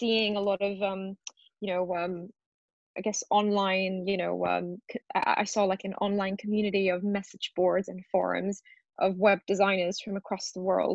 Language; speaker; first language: English; early bilingual, other home language; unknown